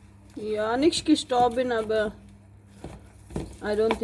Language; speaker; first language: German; non-native, learner; Hindi